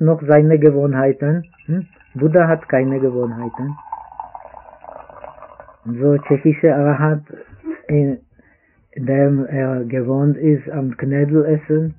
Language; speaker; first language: German; non-native, fluent; Czech